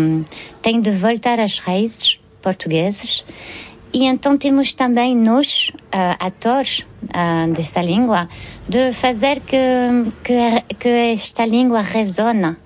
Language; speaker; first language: Portuguese; non-native, fluent; French